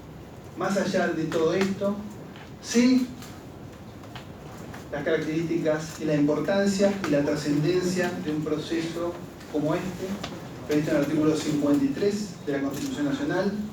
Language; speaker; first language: Spanish; native; Spanish